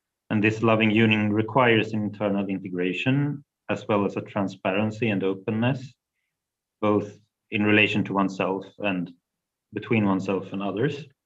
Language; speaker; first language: English; non-native, fluent; Swedish